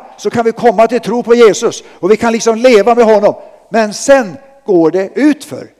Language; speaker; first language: Swedish; native; Swedish